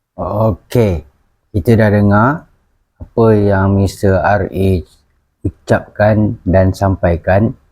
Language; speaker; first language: Malay; native; Malay